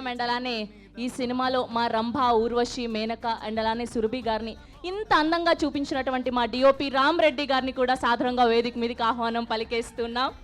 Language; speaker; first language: Telugu; native; Telugu